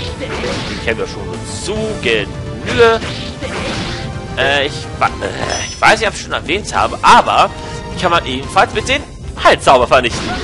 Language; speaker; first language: German; native; German